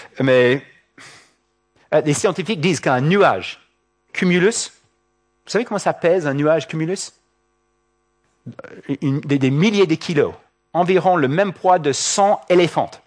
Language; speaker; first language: French; non-native, fluent; English